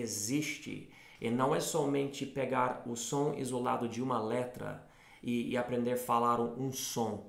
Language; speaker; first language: Portuguese; non-native, fluent; English